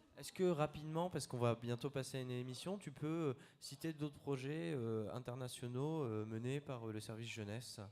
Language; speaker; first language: French; native; French